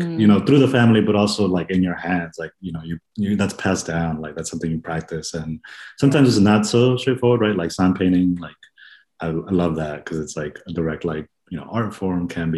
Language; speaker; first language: English; native; English